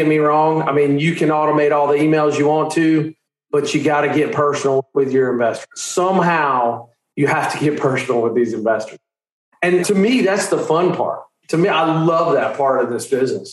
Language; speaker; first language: English; native; English